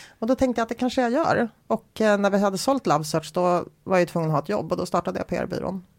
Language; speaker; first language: Swedish; early bilingual, other home language; Polish